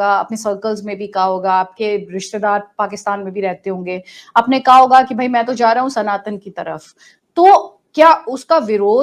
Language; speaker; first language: Hindi; native; Hindi